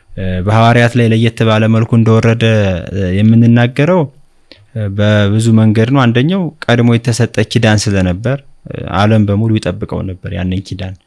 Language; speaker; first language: Amharic; native; Amharic